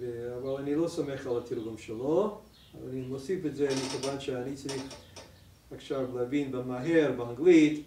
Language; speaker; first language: Hebrew; non-native, fluent; English